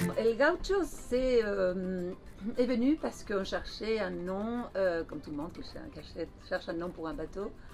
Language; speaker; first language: French; non-native, fluent; Spanish